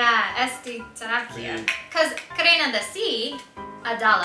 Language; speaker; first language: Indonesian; non-native, learner; English